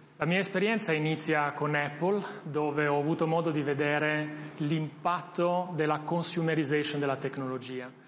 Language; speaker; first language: Italian; non-native, fluent; Albanian